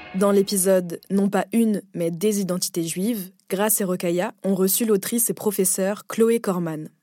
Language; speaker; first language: French; early bilingual, other home language; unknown